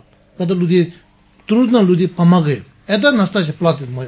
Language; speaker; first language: Russian; non-native, learner; Tibetan